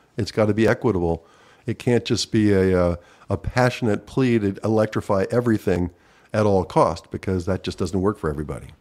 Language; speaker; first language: English; native; English